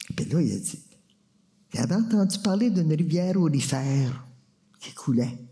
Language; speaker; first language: French; native; French